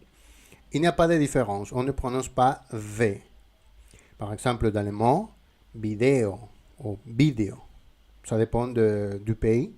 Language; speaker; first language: French; non-native, fluent; Spanish